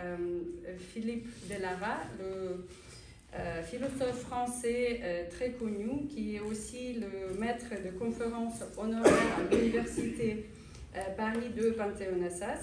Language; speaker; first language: French; non-native, fluent; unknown